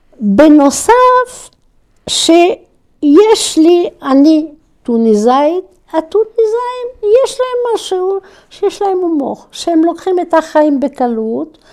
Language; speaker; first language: Hebrew; non-native, fluent; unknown